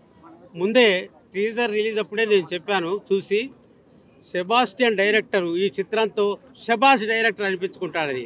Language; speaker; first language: Telugu; native; Telugu